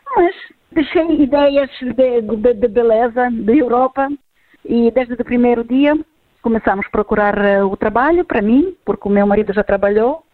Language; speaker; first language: Portuguese; non-native, fluent; Ukrainian